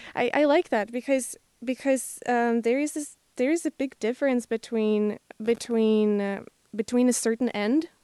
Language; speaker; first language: English; non-native, fluent; Slovak